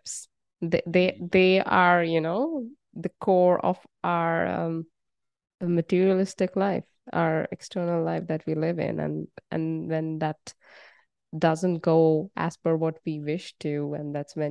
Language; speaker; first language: English; non-native, local second language; Bangla